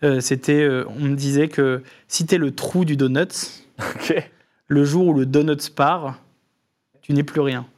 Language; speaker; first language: French; native; French